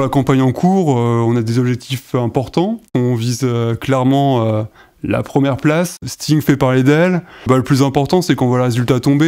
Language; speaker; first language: French; native; French